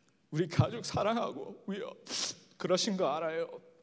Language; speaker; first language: Korean; early bilingual, heritage; Korean